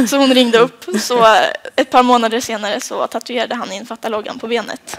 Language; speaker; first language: Swedish; native; Swedish